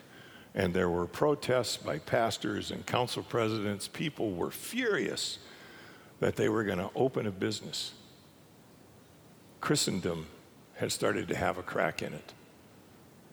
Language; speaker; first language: English; native; English